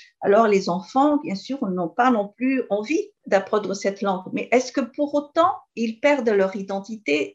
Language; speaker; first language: French; non-native, local second language; Malagasy